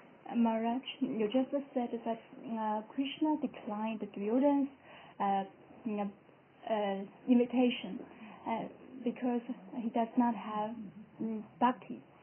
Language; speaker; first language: English; non-native, fluent; Chinese